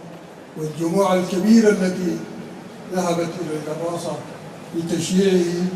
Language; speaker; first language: Arabic; native; Arabic